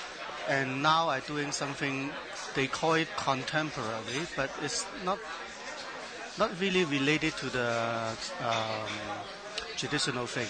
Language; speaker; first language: English; non-native, learner; Chinese